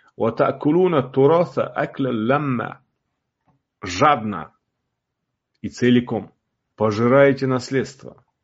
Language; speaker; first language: Russian; non-native, local second language; Uzbek